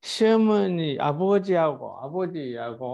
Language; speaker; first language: Korean; native; Korean